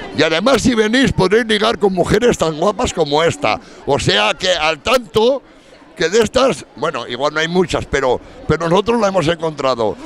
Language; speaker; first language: Spanish; native; Spanish